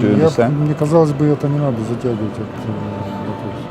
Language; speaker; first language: Russian; native; Russian